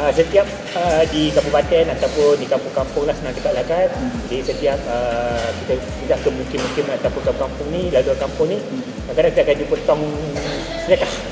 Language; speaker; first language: Malay; native; Malay